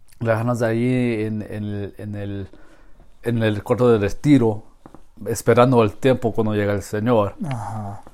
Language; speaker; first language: Spanish; non-native, learner; English